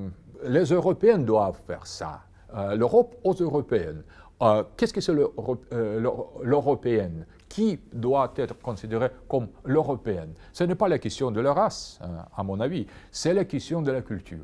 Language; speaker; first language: French; non-native, fluent; Russian